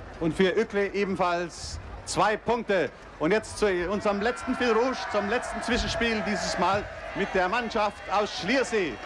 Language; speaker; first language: German; native; German